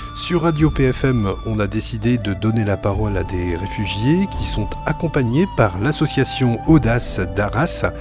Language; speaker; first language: French; native; French